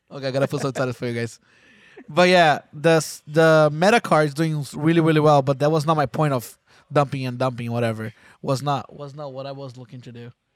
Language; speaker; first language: English; non-native, fluent; Portuguese